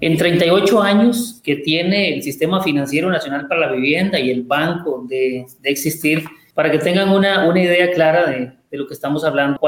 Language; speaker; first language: Spanish; native; Spanish